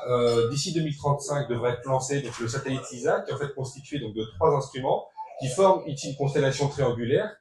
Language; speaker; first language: French; native; French